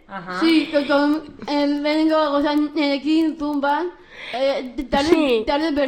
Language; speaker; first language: Spanish; non-native, local second language; Basque